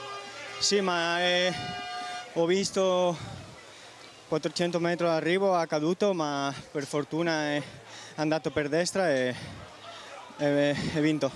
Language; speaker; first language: Italian; non-native, learner; Spanish